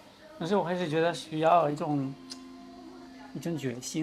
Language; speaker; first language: Chinese; non-native, learner; Spanish